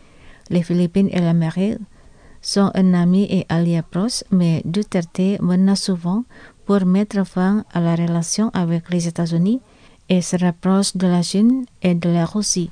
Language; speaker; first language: French; non-native, fluent; Indonesian